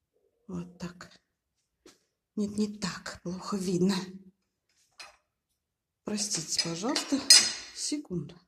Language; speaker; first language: Russian; native; Russian